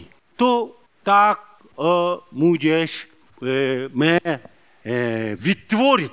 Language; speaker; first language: Czech; non-native, learner; Korean